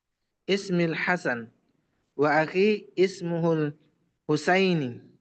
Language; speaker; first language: Arabic; non-native, learner; Indonesian